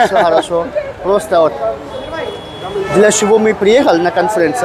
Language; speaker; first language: Russian; non-native, learner; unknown